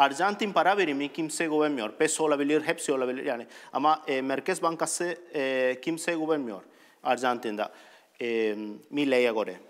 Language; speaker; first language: Turkish; non-native, learner; Spanish